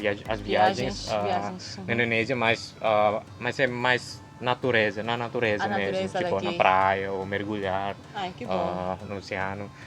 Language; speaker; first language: Portuguese; non-native, fluent; Indonesian